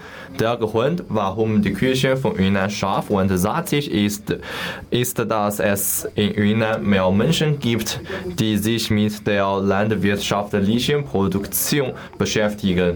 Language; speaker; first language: German; non-native, learner; Chinese